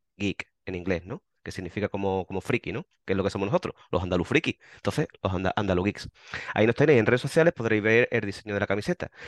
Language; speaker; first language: Spanish; native; Spanish